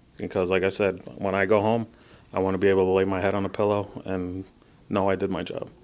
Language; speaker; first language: English; early bilingual, other home language; Spanish